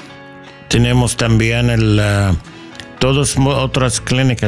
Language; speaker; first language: Spanish; non-native, learner; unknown